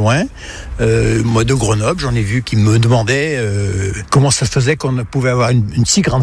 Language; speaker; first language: French; native; French